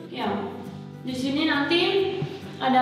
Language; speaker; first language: Indonesian; non-native, fluent; Spanish